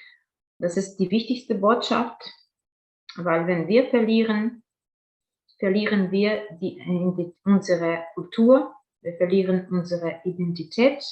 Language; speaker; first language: German; non-native, fluent; Ukrainian